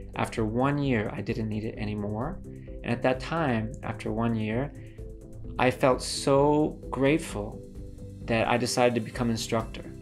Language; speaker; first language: English; native; English